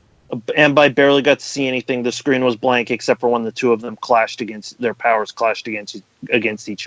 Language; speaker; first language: English; native; English